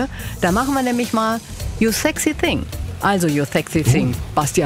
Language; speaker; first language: German; native; German